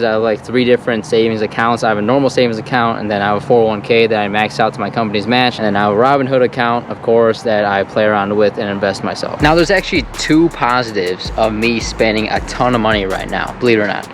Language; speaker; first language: English; native; English